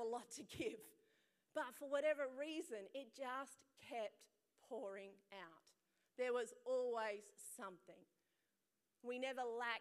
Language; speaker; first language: English; native; English